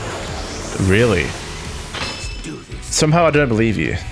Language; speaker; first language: English; native; English